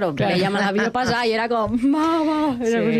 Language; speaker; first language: Catalan; non-native, fluent; Spanish